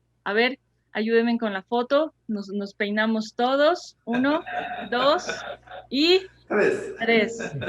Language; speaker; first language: Spanish; native; Spanish